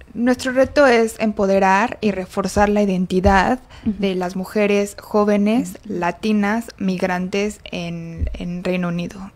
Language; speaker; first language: Spanish; native; Spanish